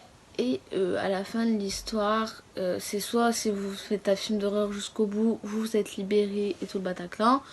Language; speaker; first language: French; native; French